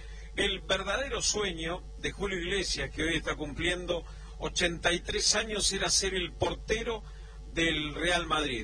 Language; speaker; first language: Spanish; native; Spanish